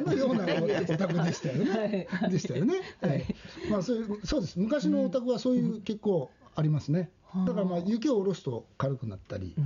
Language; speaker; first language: Japanese; native; Japanese